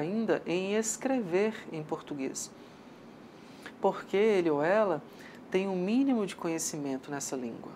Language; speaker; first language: Portuguese; native; Portuguese